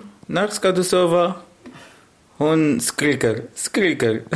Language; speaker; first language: Swedish; non-native, learner; Arabic